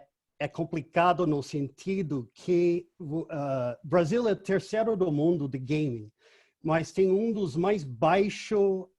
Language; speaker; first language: Portuguese; non-native, fluent; English